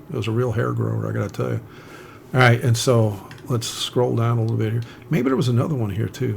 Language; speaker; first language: English; native; English